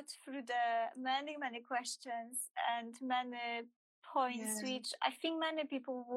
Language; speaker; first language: English; non-native, fluent; Polish